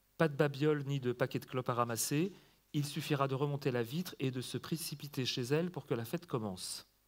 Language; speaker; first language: French; native; French